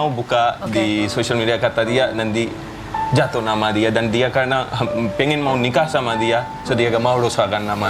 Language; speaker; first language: Indonesian; non-native, fluent; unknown